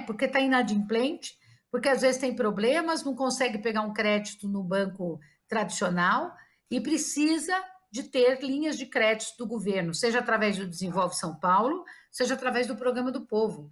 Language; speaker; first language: Portuguese; native; Portuguese